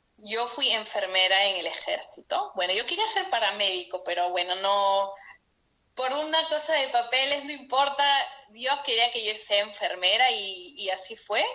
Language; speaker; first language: Spanish; native; Spanish